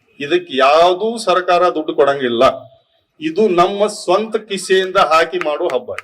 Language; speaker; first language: Kannada; native; Kannada